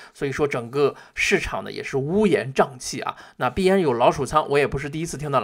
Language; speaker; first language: Chinese; native; Chinese